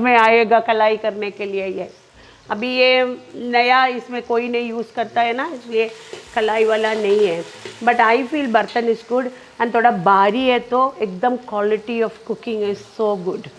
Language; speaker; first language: Hindi; non-native, local second language; Malayalam